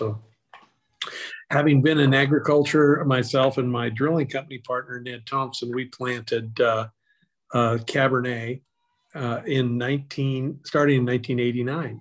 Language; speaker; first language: English; native; English